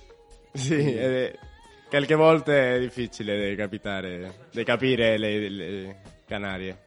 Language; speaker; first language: Italian; non-native, learner; Spanish